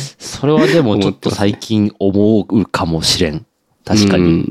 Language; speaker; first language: Japanese; native; Japanese